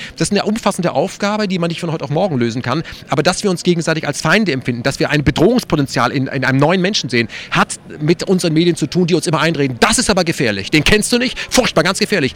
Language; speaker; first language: German; native; German